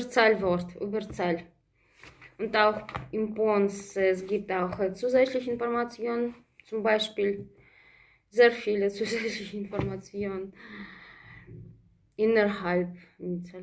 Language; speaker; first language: German; non-native, fluent; Russian